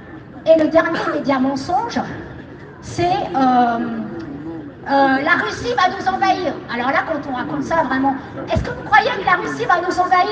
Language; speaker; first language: French; native; French